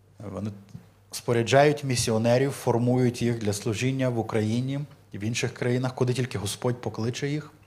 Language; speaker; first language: Ukrainian; native; Ukrainian